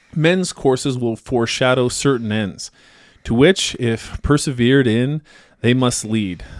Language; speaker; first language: English; native; English